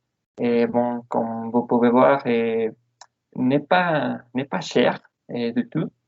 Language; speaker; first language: French; non-native, learner; Spanish